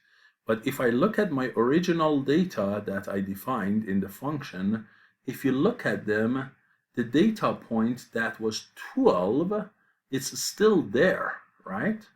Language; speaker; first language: English; non-native, fluent; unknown